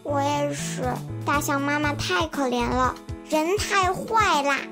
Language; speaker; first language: Chinese; native; Chinese